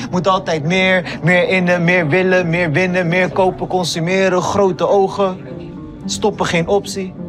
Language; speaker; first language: Dutch; early bilingual, other home language; Hebrew